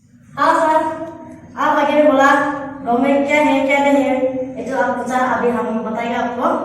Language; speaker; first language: Hindi; non-native, local second language; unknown